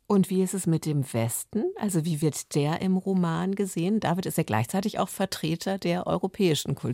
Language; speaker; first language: German; native; German